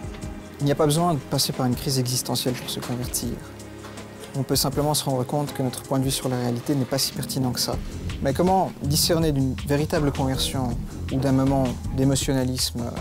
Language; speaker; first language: French; native; French